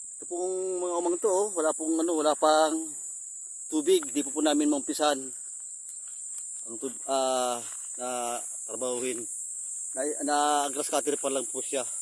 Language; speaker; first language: Filipino; non-native, local second language; Bikol